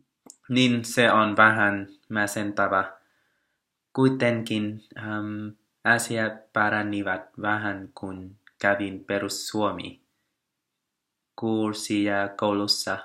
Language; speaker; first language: Finnish; non-native, learner; Vietnamese